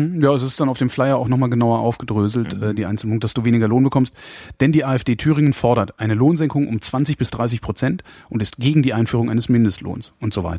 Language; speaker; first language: German; native; German